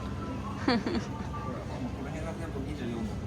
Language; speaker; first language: Japanese; native; Japanese